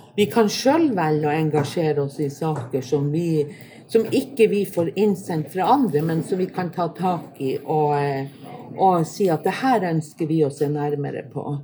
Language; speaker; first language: Norwegian; native; Norwegian